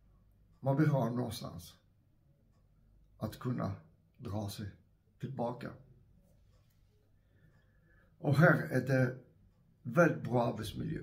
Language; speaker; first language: Swedish; non-native, fluent; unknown